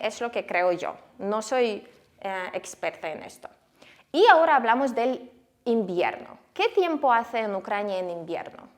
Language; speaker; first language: Spanish; non-native, fluent; Ukrainian